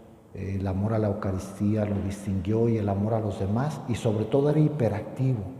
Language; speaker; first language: Spanish; native; Spanish